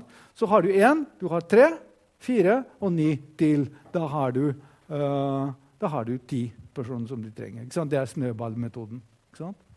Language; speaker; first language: Norwegian; non-native, fluent; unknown